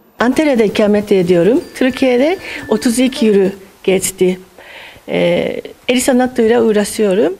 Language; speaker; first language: Turkish; non-native, fluent; Japanese